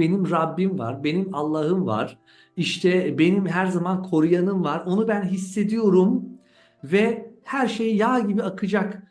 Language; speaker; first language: Turkish; native; Turkish